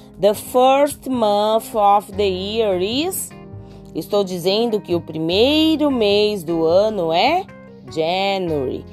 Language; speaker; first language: Portuguese; native; Portuguese